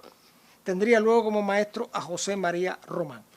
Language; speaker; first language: Spanish; native; Spanish